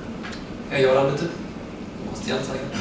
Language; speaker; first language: German; native; German